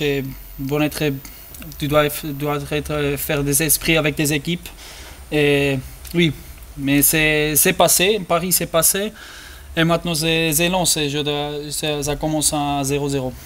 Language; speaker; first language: French; non-native, learner; German